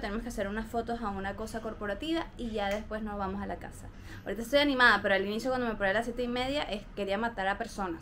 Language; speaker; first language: Spanish; native; Spanish